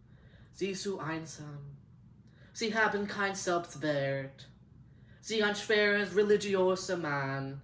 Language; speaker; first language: German; non-native, learner; English